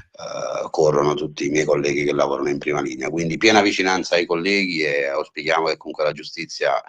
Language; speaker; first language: Italian; native; Italian